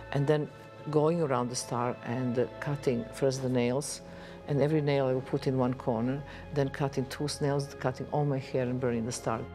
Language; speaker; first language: English; non-native, fluent; Serbian